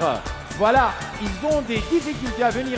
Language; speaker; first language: French; non-native, learner; Turkish